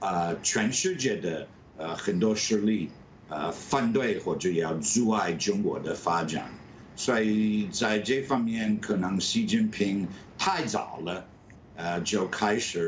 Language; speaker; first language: Chinese; non-native, fluent; English